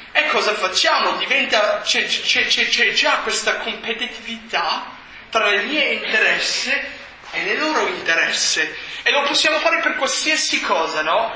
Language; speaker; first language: Italian; non-native, fluent; English